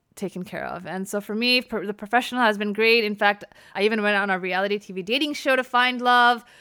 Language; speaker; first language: English; native; English